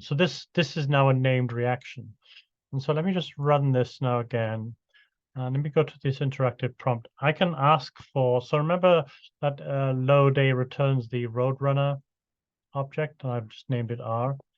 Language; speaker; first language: English; native; English